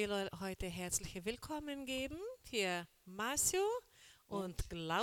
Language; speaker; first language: German; non-native, learner; Portuguese